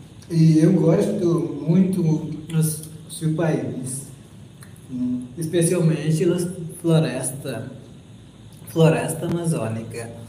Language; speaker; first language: Portuguese; non-native, learner; Hindi